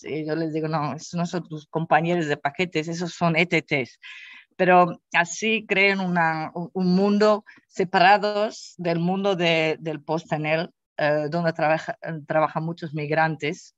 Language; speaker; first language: Spanish; non-native, fluent; Dutch